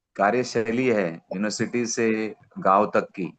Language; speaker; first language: Hindi; non-native, local second language; Marathi